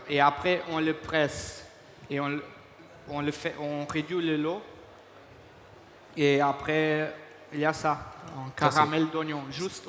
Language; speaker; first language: French; non-native, fluent; Portuguese